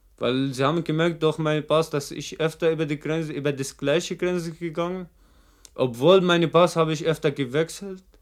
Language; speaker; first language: German; non-native, fluent; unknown